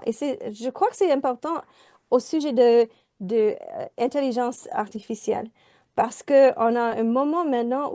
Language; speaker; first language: French; non-native, fluent; English